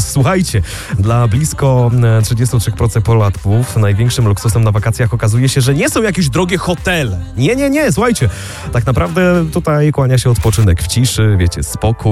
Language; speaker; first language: Polish; native; Polish